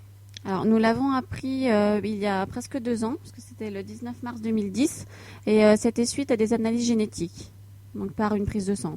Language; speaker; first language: French; native; French